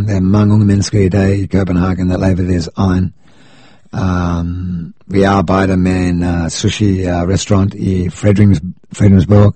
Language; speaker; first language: Danish; non-native, fluent; English